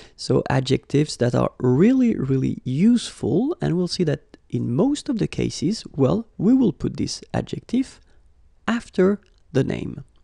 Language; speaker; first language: English; non-native, fluent; French